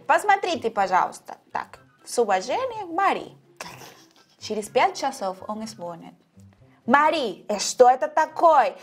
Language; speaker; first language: Russian; non-native, fluent; Spanish